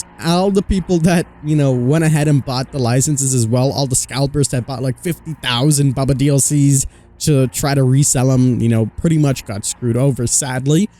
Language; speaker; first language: English; native; English